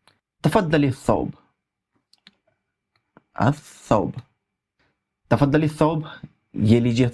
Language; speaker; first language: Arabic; non-native, fluent; Urdu